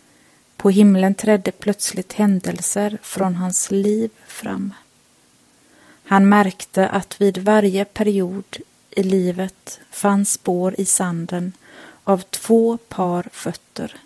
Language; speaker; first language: Swedish; native; Swedish